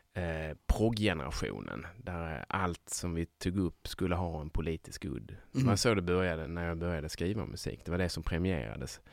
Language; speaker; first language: Swedish; native; Swedish